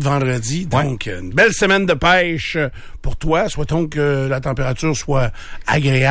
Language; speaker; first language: French; native; French